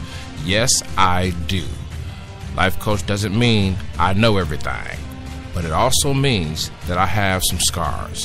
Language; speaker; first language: English; native; English